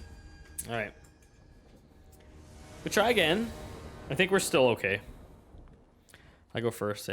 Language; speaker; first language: English; native; English